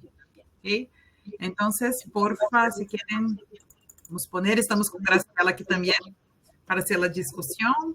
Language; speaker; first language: Spanish; non-native, learner; Portuguese